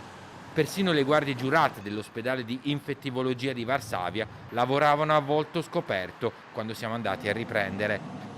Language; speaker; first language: Italian; native; Italian